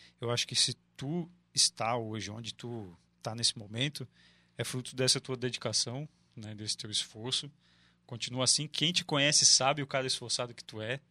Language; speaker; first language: Portuguese; native; Portuguese